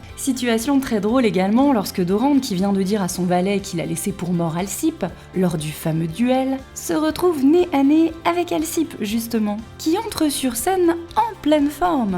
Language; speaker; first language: French; native; French